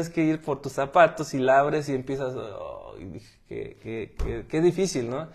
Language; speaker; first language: Spanish; native; Spanish